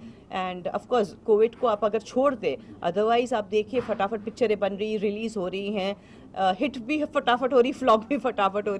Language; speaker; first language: Hindi; native; Hindi